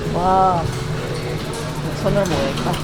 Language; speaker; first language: Korean; non-native, fluent; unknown